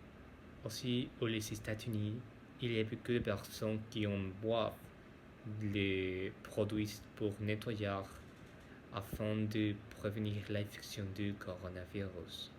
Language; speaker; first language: French; non-native, learner; Spanish